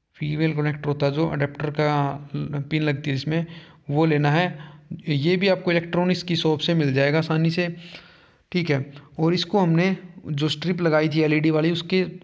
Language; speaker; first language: Hindi; native; Hindi